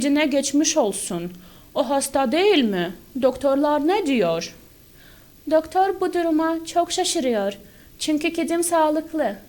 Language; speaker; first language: Turkish; non-native, fluent; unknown